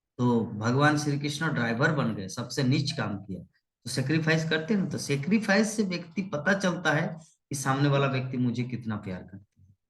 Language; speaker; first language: Hindi; non-native, local second language; Bangla